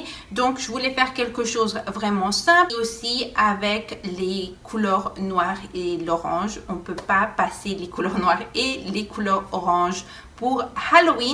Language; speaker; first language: French; non-native, fluent; Spanish